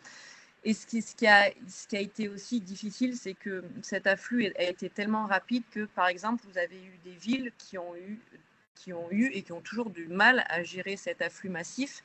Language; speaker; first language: French; native; French